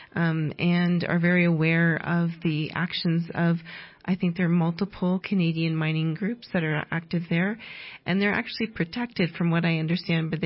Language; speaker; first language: English; native; English